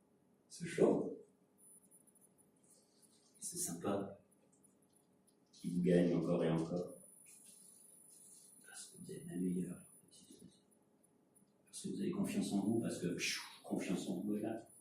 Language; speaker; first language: French; native; French